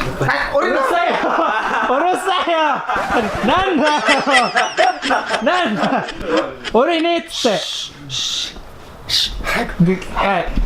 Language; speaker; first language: Japanese; non-native, fluent; Cebuano